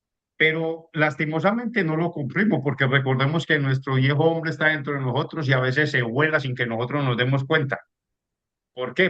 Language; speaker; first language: Spanish; native; Spanish